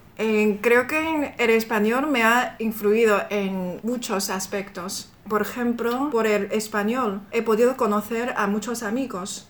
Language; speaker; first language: Spanish; non-native, fluent; Chinese